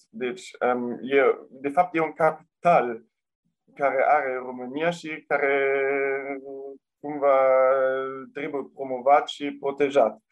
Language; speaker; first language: Romanian; non-native, local second language; German